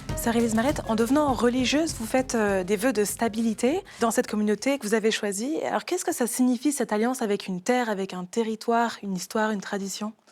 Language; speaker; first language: French; native; French